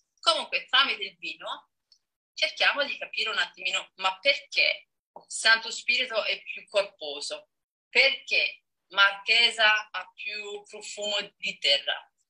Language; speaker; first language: Italian; non-native, fluent; Danish